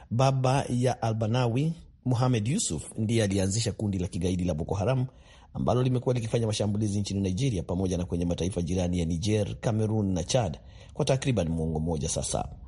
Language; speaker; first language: Swahili; native; Swahili